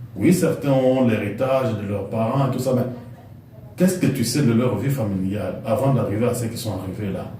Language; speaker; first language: French; non-native, local second language; Lingala